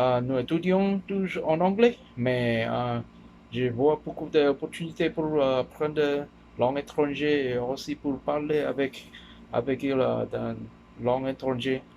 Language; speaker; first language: French; non-native, learner; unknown